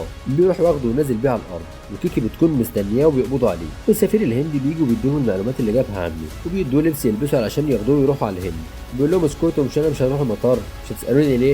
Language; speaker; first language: Arabic; native; Arabic